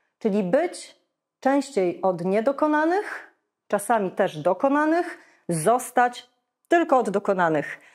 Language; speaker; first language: Polish; native; Polish